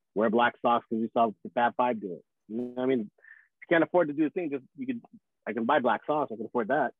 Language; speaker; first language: English; early bilingual, other home language; Filipino